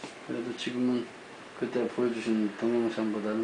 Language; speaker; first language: Korean; native; Korean